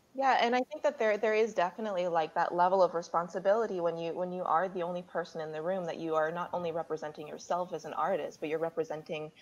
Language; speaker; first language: English; native; English